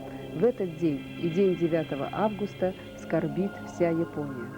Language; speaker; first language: Russian; native; Russian